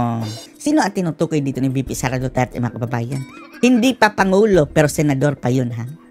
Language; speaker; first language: Filipino; native; Filipino